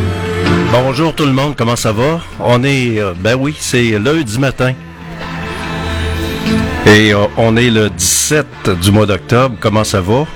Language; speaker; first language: French; native; French